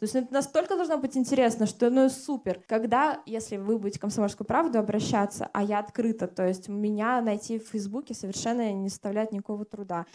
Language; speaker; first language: Russian; native; Russian